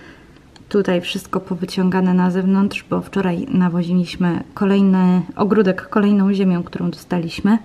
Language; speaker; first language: Polish; native; Polish